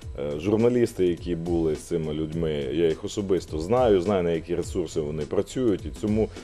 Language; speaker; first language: Ukrainian; native; Ukrainian